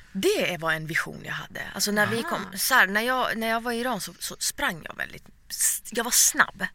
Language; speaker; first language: Swedish; early bilingual, other home language; Persian